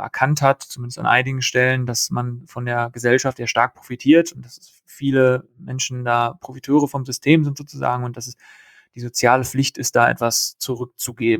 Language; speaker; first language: German; native; German